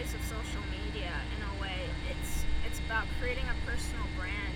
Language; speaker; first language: English; native; English